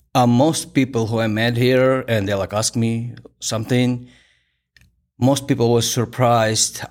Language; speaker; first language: English; non-native, fluent; Ukrainian